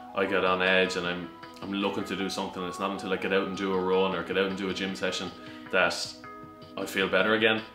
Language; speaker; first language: English; native; English